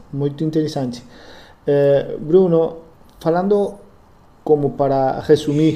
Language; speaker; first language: Portuguese; non-native, learner; Spanish